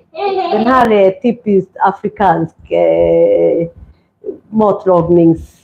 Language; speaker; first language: Swedish; non-native, fluent; Kikuyu